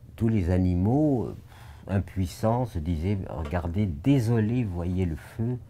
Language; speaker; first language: French; non-native, local second language; Arabic